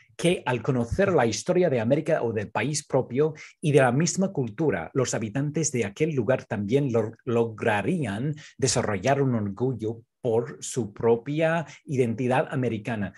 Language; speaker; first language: Spanish; non-native, fluent; English